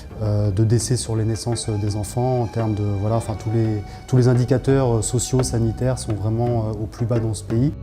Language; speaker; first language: French; native; French